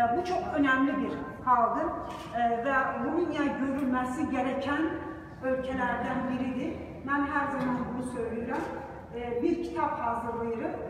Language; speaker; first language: Azerbaijani; native; Azerbaijani